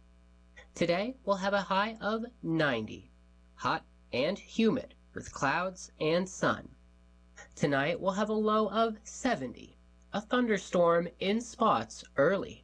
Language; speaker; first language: English; native; English